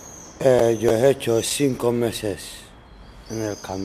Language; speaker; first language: Spanish; non-native, learner; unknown